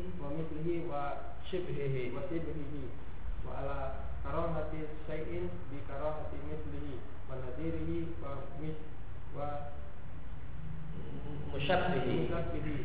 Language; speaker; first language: Arabic; non-native, fluent; Indonesian